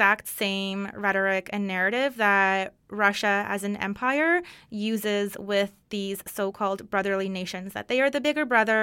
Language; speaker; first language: English; non-native, fluent; Russian